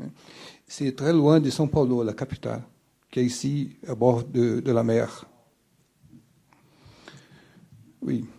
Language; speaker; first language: French; non-native, fluent; Portuguese